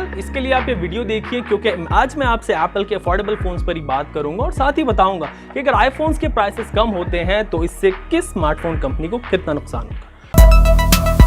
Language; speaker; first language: Hindi; native; Hindi